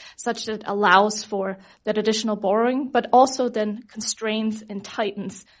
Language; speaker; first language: English; non-native, fluent; German